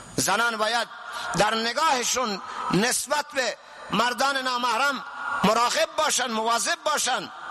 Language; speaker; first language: Persian; non-native, local second language; Baluchi